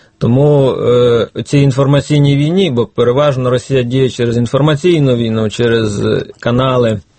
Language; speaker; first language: Ukrainian; native; Ukrainian